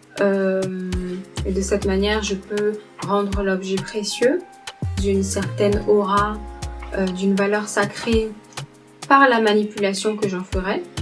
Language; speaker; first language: French; native; French